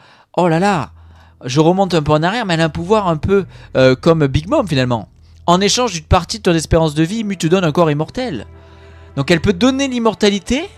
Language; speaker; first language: French; native; French